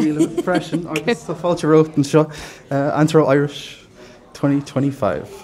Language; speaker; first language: Irish; non-native, local second language; English